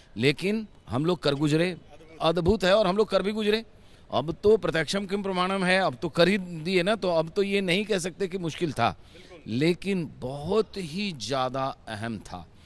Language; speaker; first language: Hindi; native; Hindi